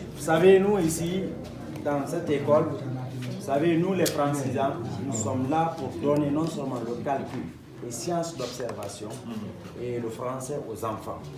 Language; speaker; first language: French; non-native, local second language; Fula